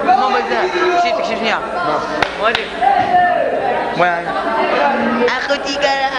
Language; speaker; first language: Hebrew; native; Hebrew